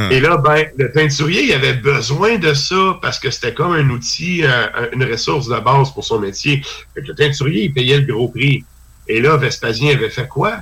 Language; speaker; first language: French; native; French